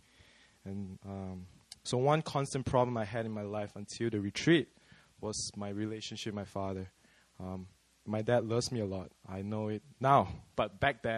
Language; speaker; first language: English; non-native, local second language; Chinese